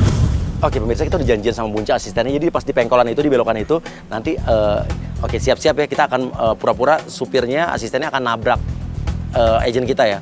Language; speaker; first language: Indonesian; native; Indonesian